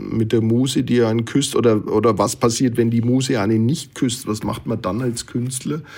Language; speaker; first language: German; native; German